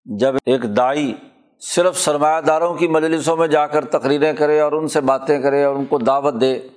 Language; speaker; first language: Urdu; non-native, local second language; Punjabi